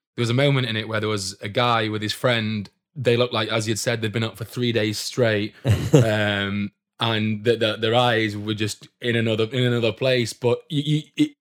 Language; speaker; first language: English; native; English